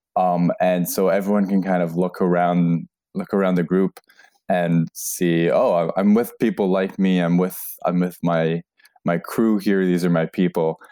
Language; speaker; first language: English; native; English